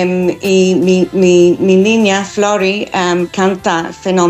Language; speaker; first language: Spanish; non-native, fluent; English